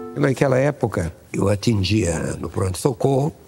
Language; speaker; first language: Portuguese; native; Portuguese